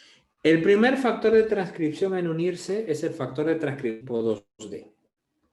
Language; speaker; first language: Spanish; native; Spanish